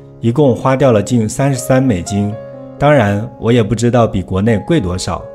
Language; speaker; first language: Chinese; native; Chinese